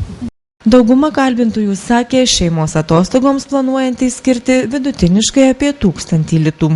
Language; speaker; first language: Lithuanian; native; Lithuanian